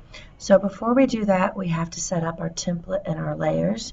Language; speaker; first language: English; native; English